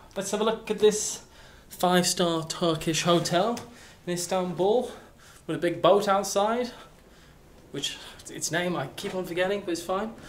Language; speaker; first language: English; native; English